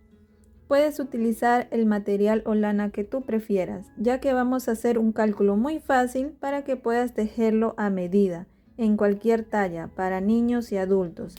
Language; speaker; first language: Spanish; native; Spanish